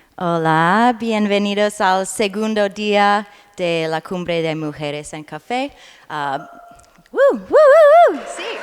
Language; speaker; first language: Spanish; non-native, learner; English